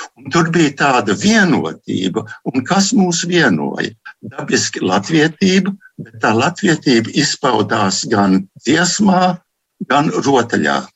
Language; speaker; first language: Latvian; early bilingual, heritage; Latvian